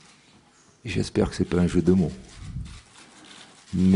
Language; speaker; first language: French; native; French